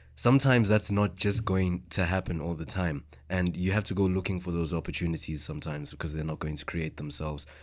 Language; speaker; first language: English; non-native, local second language; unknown